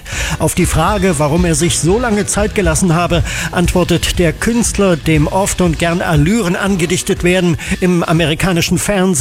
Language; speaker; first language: German; native; German